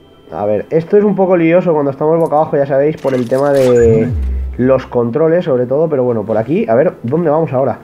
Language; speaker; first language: Spanish; native; Spanish